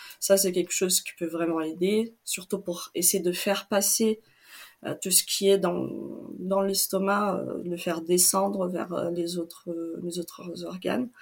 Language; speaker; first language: French; non-native, fluent; Portuguese